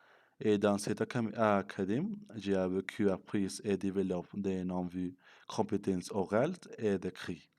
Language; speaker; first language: French; non-native, learner; Spanish